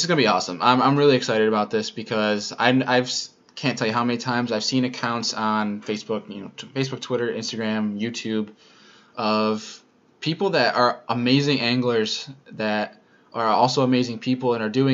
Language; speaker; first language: English; native; English